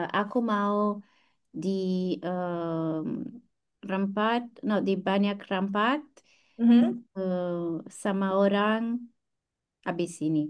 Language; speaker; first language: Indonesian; non-native, learner; English